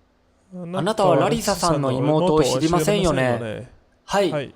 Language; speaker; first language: Japanese; non-native, learner; English